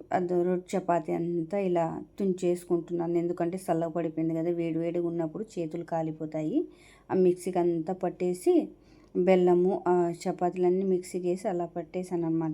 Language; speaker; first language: Telugu; non-native, local second language; Urdu